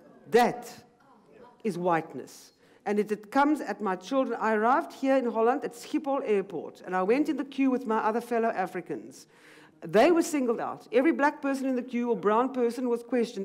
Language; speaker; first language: English; native; English